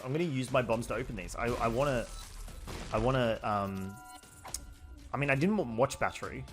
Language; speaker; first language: English; native; English